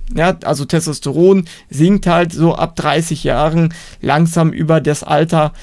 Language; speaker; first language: German; native; German